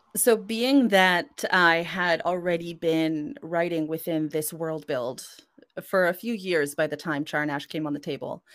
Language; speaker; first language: English; non-native, fluent; Norwegian